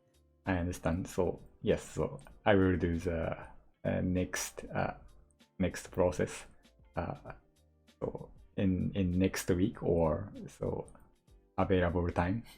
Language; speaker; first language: English; non-native, learner; Japanese